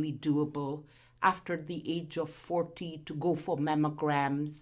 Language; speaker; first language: English; non-native, local second language; Gujarati